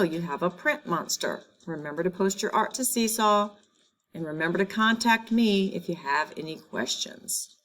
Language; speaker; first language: English; native; English